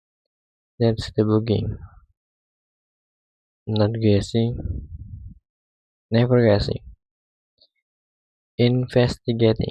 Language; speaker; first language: English; non-native, learner; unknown